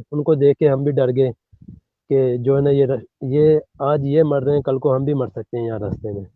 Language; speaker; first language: Urdu; non-native, local second language; Punjabi